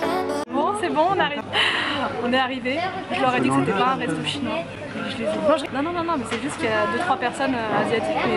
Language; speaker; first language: French; native; French